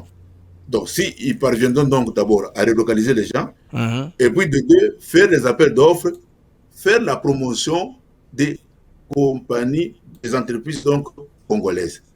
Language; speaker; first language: French; non-native, local second language; Lingala